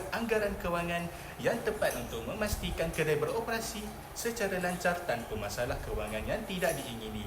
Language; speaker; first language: Malay; native; Malay